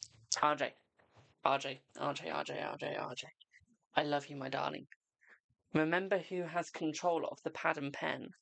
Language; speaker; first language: English; native; English